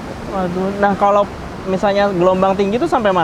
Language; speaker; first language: Indonesian; native; Indonesian